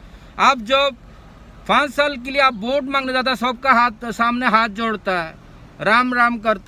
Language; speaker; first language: Hindi; non-native, local second language; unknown